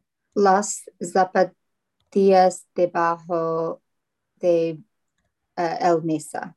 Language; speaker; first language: Spanish; non-native, learner; English